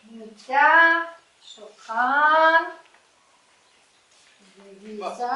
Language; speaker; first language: Hebrew; non-native, learner; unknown